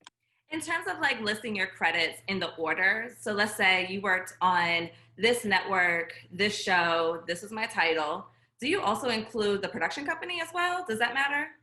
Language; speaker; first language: English; native; English